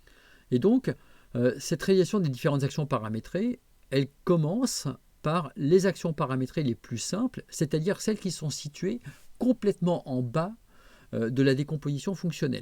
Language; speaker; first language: French; native; French